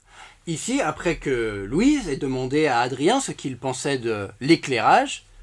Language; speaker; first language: French; native; French